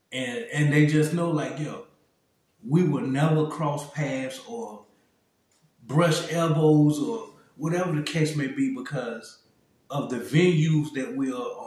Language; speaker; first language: English; native; English